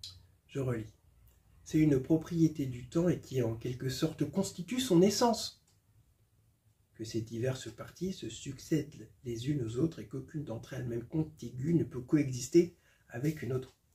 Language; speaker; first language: French; native; French